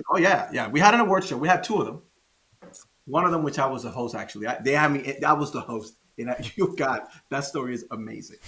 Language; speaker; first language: English; non-native, fluent; Spanish